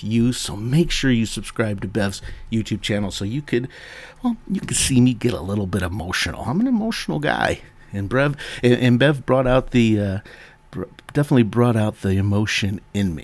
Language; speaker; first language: English; native; English